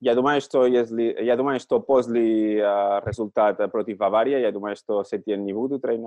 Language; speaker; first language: Russian; non-native, learner; Catalan